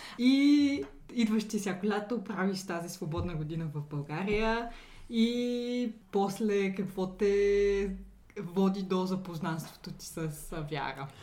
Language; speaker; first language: Bulgarian; native; Bulgarian